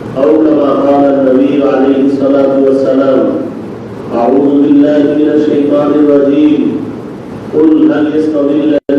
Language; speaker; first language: Arabic; non-native, fluent; Bangla